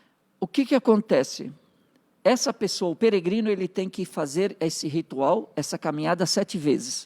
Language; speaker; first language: Portuguese; native; Portuguese